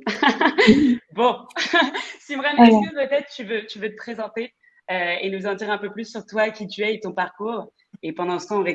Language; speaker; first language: French; native; French